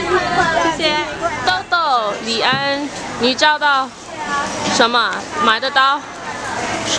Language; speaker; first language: Chinese; non-native, learner; English